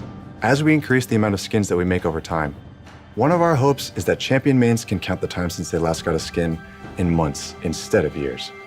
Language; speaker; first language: English; native; English